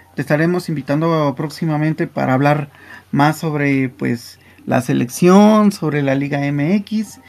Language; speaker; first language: Spanish; native; Spanish